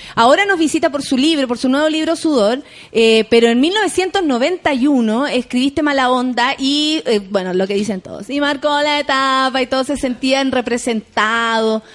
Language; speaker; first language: Spanish; native; Spanish